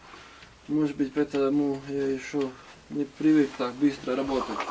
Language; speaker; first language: Russian; non-native, learner; Latvian